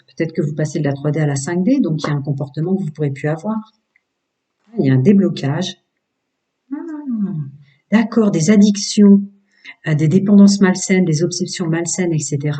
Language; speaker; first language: French; native; French